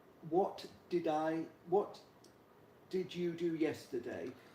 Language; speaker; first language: English; native; English